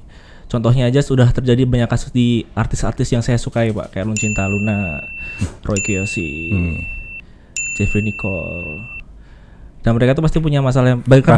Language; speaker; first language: Indonesian; native; Indonesian